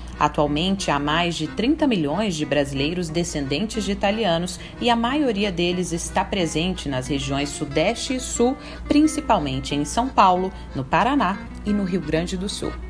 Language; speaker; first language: Portuguese; native; Portuguese